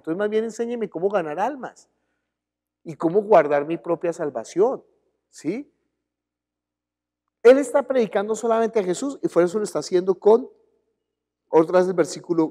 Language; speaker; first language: Spanish; native; Spanish